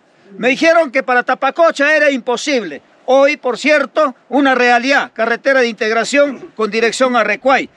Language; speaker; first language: Spanish; native; Spanish